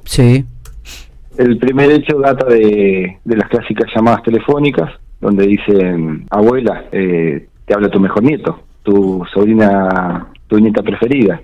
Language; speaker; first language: Spanish; native; Spanish